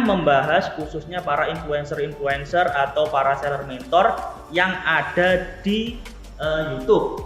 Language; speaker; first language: Indonesian; native; Indonesian